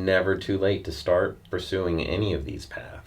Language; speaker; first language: English; native; English